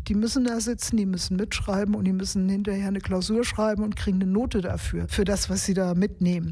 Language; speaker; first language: German; native; German